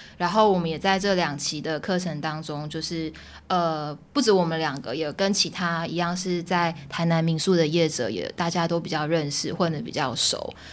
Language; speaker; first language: Chinese; early bilingual, heritage; Chinese